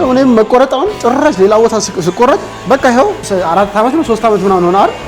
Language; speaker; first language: Amharic; native; Amharic